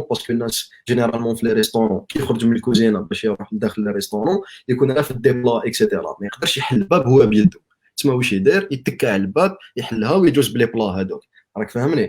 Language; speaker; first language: Arabic; native; Arabic